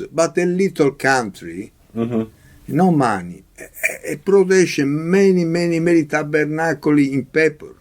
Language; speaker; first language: English; non-native, learner; Italian